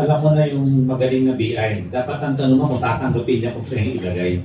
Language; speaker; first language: Filipino; native; Filipino